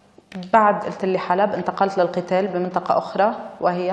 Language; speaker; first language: Arabic; native; Arabic